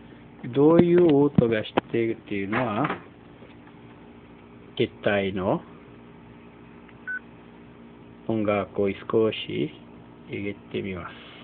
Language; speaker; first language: Japanese; non-native, fluent; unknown